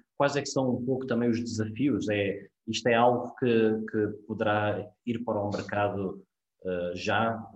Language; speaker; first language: Portuguese; native; Portuguese